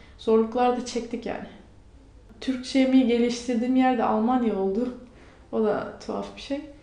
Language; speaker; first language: Turkish; non-native, local second language; Kurdish